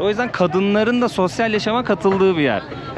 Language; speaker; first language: Turkish; native; Turkish